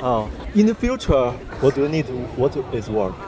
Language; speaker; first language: English; non-native, learner; Chinese